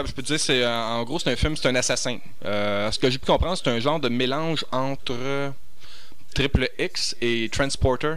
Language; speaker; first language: French; native; French